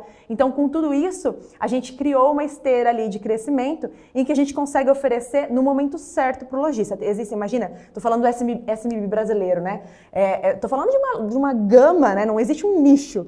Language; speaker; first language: Portuguese; native; Portuguese